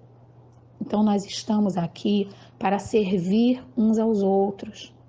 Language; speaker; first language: Portuguese; native; Portuguese